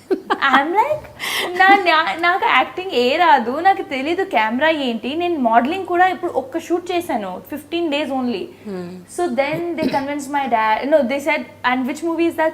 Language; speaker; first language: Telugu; non-native, fluent; Hindi